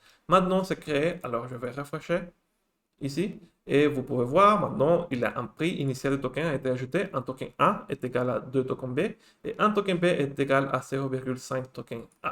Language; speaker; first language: French; non-native, fluent; Spanish